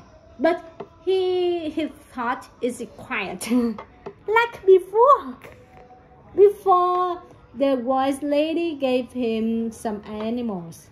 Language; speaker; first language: English; non-native, learner; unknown